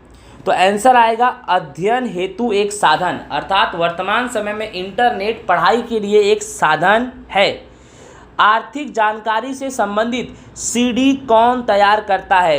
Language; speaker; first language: Hindi; non-native, local second language; Gujarati